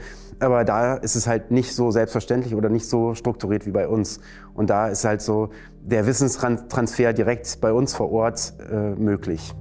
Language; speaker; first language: German; native; German